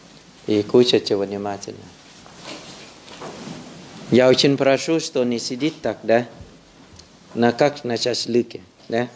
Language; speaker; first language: Russian; non-native, fluent; Thai